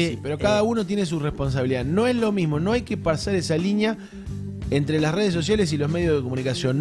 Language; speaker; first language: Spanish; native; Spanish